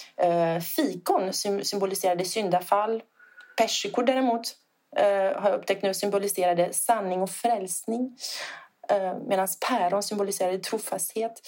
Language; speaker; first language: Swedish; non-native, fluent; Italian